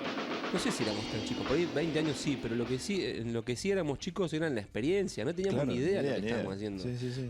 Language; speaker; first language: Spanish; native; Spanish